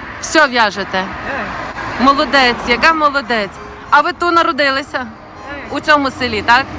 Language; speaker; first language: Ukrainian; native; Ukrainian